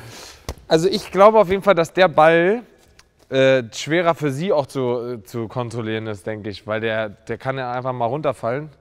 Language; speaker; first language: German; native; German